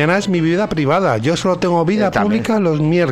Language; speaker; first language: Spanish; native; Spanish